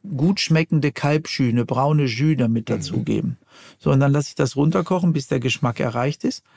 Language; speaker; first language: German; native; German